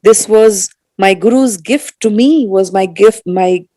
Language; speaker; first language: English; non-native, local second language; Hindi